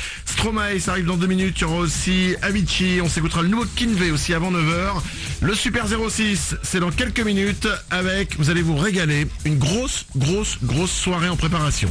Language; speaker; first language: French; native; French